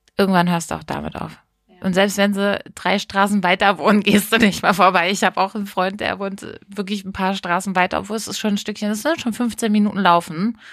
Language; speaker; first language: German; native; German